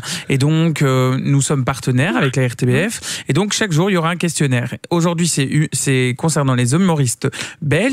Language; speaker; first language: French; native; French